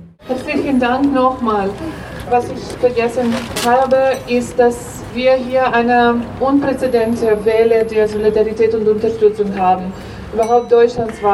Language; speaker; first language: German; non-native, fluent; Ukrainian